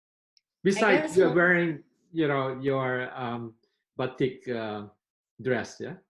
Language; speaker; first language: English; non-native, fluent; Indonesian